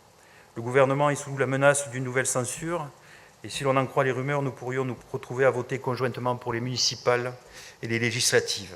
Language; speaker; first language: French; native; French